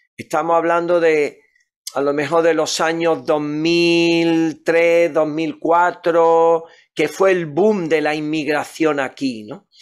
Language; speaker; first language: Spanish; native; Spanish